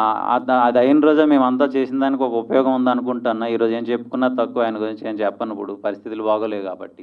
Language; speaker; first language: Telugu; native; Telugu